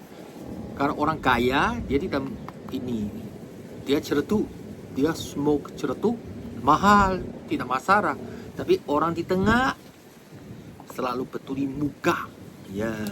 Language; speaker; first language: Indonesian; non-native, fluent; Chinese